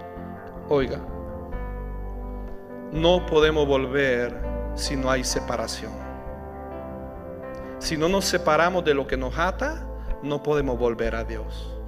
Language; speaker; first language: Spanish; native; Spanish